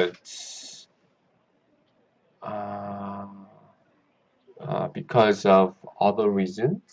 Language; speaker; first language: English; non-native, learner; Korean